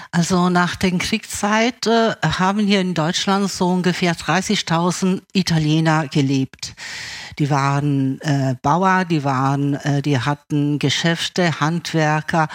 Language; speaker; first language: German; early bilingual, other home language; Italian